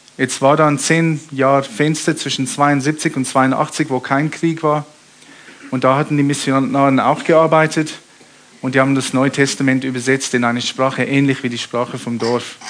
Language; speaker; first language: German; early bilingual, heritage; German